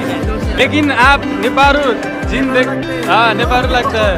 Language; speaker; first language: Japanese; non-native, learner; Nepali